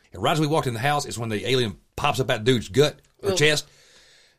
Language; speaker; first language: English; native; English